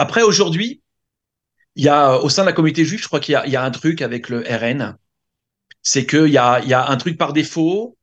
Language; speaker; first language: French; native; French